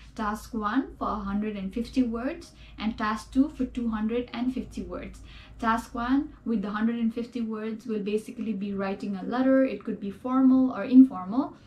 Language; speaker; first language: English; non-native, local second language; Nepali